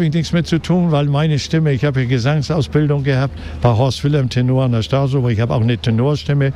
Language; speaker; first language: German; native; German